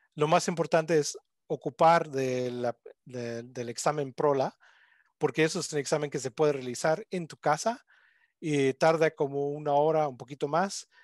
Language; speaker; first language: Spanish; non-native, fluent; English